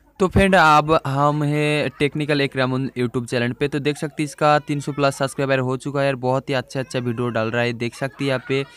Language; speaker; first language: Hindi; non-native, local second language; Bangla